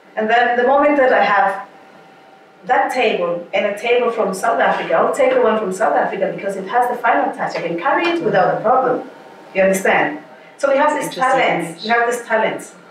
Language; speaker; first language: English; non-native, fluent; Portuguese